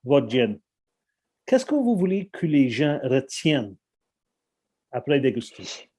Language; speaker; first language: French; non-native, learner; English